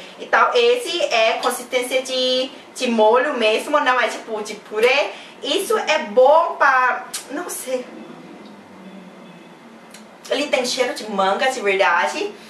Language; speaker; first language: Portuguese; non-native, fluent; Thai